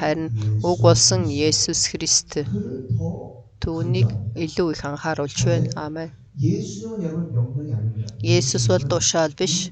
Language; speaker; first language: Mongolian; early bilingual, other home language; Korean